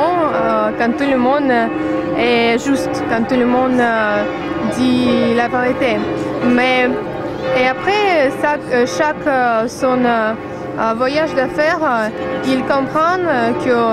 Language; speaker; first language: French; non-native, fluent; Russian